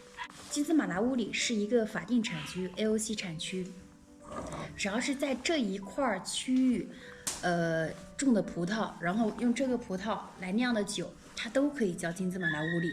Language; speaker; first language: Chinese; native; Chinese